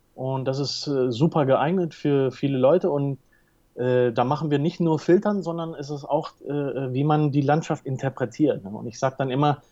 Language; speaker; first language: German; early bilingual, heritage; Spanish